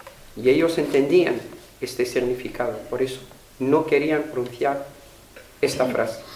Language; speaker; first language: Spanish; non-native, fluent; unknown